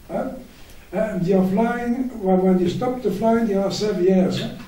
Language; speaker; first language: English; non-native, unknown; Dutch